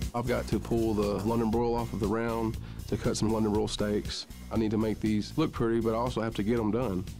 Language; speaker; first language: English; native; English